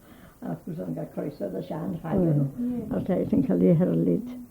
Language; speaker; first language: Welsh; native; Welsh